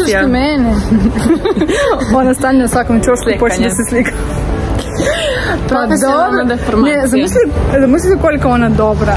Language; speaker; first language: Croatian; non-native, fluent; Russian